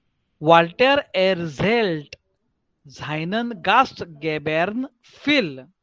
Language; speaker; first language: German; non-native, fluent; Marathi